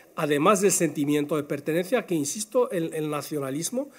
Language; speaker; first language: Spanish; non-native, fluent; Arabic